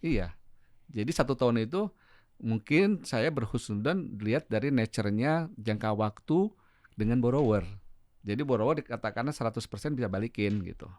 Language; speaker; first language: Indonesian; native; Indonesian